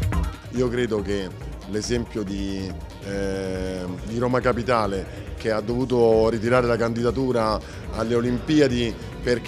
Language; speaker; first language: Italian; native; Italian